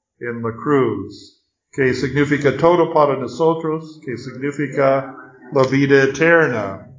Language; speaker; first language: Spanish; non-native, learner; English